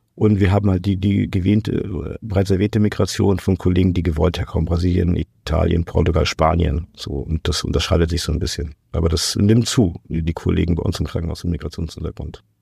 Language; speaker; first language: German; non-native, fluent; Portuguese